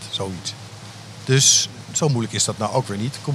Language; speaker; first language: Dutch; native; Dutch